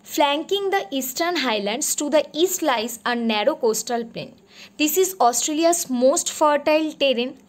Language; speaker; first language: English; non-native, local second language; Bangla